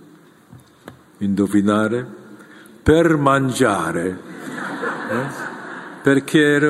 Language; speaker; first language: Italian; non-native, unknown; Korean